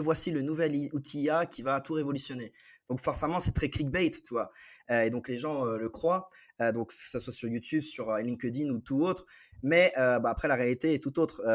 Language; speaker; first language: French; native; French